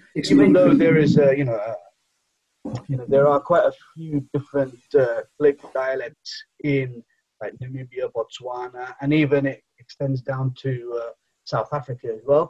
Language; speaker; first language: English; non-native, local second language; Bangla